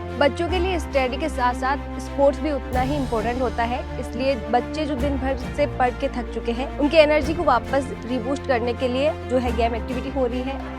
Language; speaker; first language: Hindi; native; Hindi